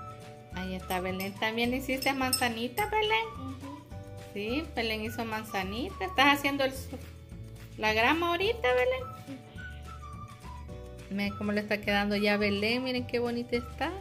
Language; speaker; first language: Spanish; native; Spanish